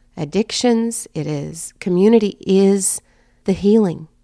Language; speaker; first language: English; native; English